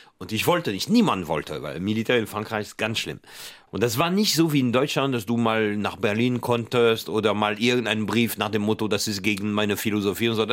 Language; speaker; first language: German; non-native, fluent; French